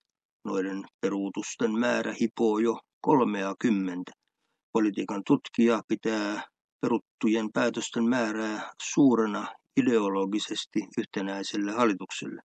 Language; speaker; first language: Finnish; native; Finnish